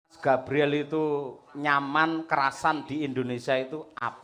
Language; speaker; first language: Indonesian; non-native, local second language; Javanese